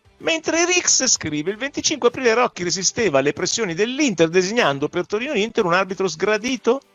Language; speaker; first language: Italian; native; Italian